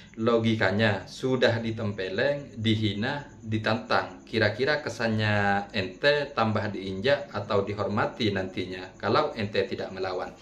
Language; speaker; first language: Indonesian; non-native, local second language; Madurese